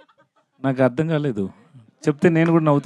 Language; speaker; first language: Telugu; non-native, learner; Tamil